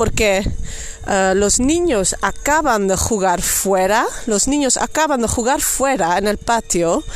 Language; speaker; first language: Spanish; non-native, fluent; Dutch